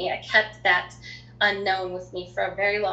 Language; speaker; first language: English; native; English